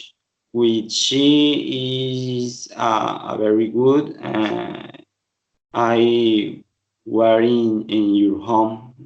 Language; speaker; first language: English; non-native, learner; Spanish